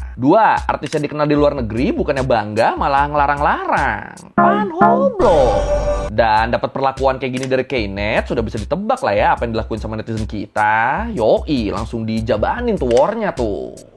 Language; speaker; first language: Indonesian; native; Indonesian